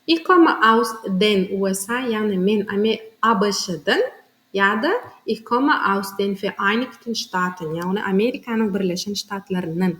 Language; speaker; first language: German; non-native, fluent; Turkmen